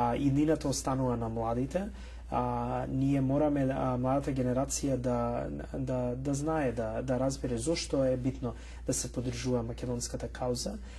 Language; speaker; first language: Macedonian; early bilingual, heritage; Macedonian